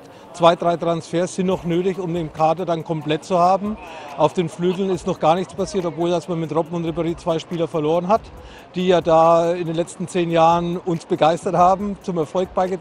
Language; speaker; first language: German; native; German